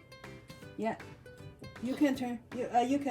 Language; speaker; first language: English; non-native, learner; Chinese